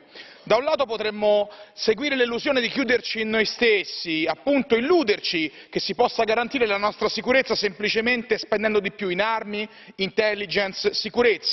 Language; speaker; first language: Italian; native; Italian